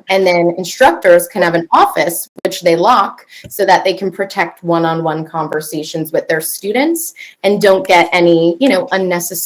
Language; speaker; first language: English; native; English